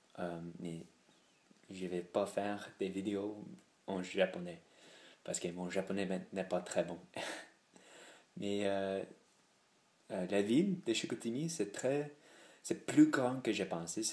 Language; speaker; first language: French; non-native, learner; English